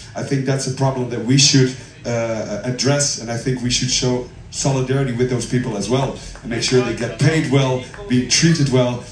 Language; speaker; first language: English; non-native, fluent; Dutch